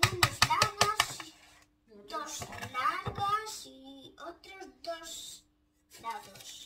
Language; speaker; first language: Spanish; early bilingual, other home language; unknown